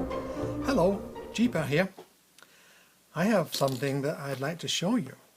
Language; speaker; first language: English; native; English